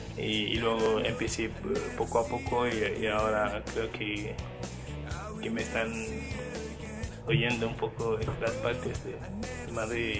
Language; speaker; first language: Spanish; non-native, fluent; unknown